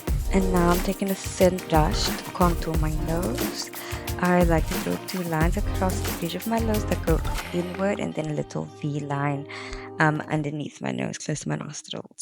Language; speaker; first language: English; native; English